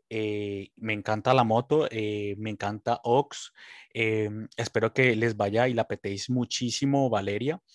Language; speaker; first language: Spanish; native; Spanish